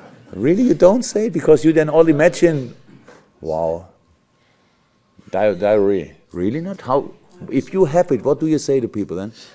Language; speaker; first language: English; non-native, fluent; German